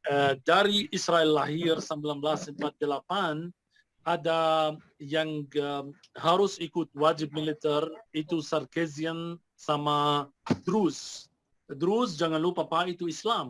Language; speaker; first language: Indonesian; non-native, fluent; Arabic